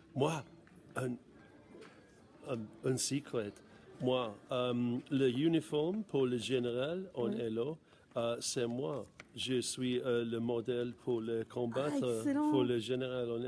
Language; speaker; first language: French; non-native, learner; English